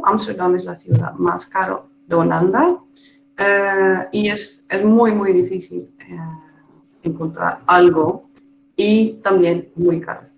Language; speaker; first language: Spanish; non-native, fluent; Dutch